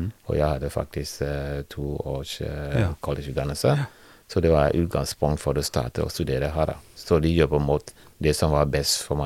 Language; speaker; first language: Norwegian; non-native, fluent; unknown